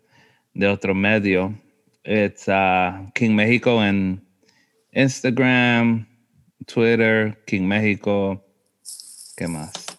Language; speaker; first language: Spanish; early bilingual, heritage; Spanish